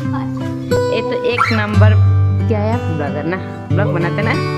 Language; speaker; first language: Hindi; native; Hindi